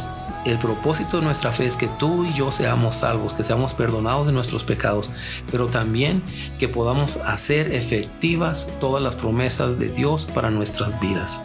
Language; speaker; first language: Spanish; native; Spanish